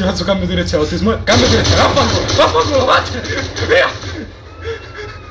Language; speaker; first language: Italian; native; Italian